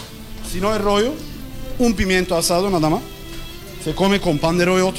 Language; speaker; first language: Spanish; non-native, learner; Turkish